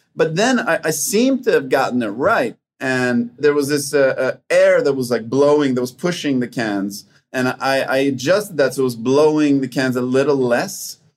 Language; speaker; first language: English; non-native, fluent; Swedish